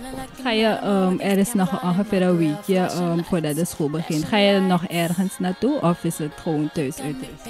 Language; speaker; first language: Dutch; native; Dutch